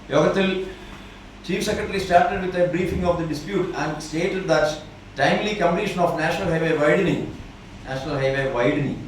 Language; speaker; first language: English; non-native, local second language; Malayalam